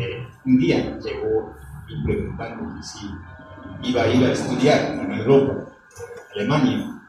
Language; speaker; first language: Spanish; non-native, fluent; Japanese